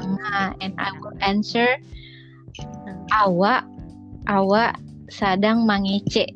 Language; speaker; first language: English; non-native, learner; Indonesian